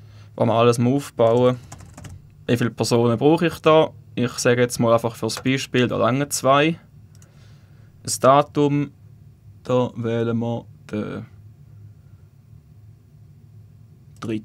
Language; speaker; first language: German; native; German